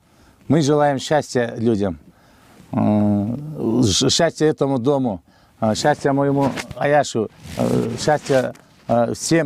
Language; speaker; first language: Russian; non-native, local second language; Kyrgyz